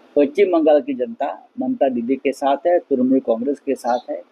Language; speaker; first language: Hindi; non-native, local second language; Marathi